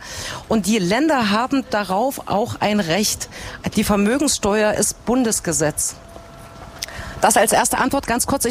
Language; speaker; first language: German; native; German